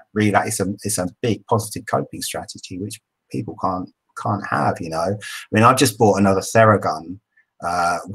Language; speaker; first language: English; native; English